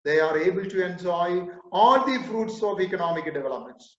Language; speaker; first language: English; non-native, local second language; Malayalam